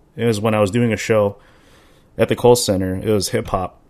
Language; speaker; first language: English; native; English